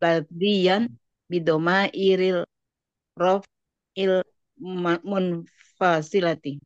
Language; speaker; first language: Arabic; non-native, learner; Indonesian